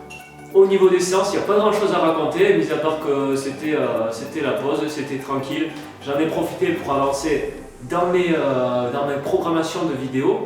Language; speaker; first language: French; native; French